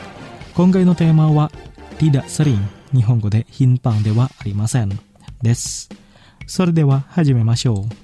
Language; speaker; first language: Japanese; non-native, fluent; Indonesian